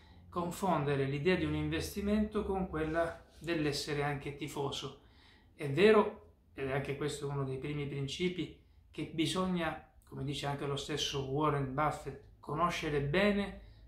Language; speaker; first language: Italian; native; Italian